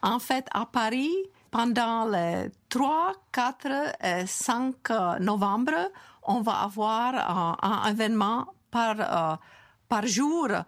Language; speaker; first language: French; non-native, fluent; Czech